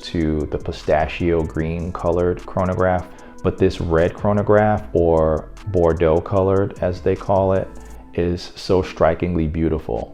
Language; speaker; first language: English; native; English